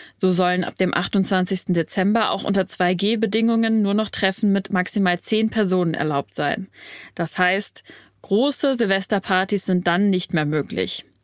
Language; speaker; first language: German; native; German